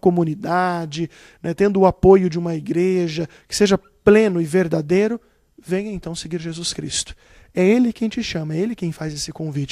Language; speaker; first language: Portuguese; native; Portuguese